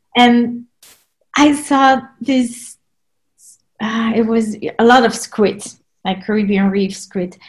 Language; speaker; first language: English; non-native, fluent; Dutch